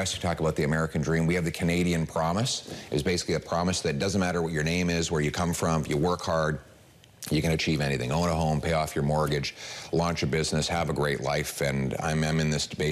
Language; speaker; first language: English; native; English